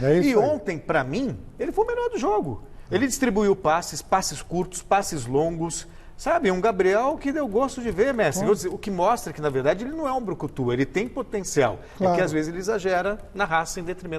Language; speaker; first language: Portuguese; native; Portuguese